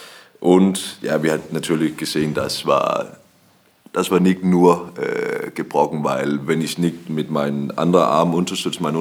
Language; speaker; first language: German; non-native, learner; Danish